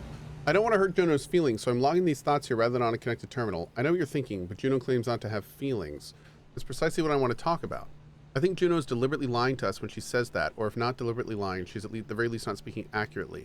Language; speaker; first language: English; native; English